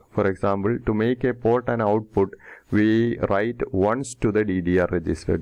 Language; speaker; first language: English; non-native, local second language; Malayalam